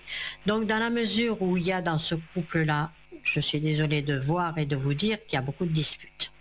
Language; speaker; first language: French; native; French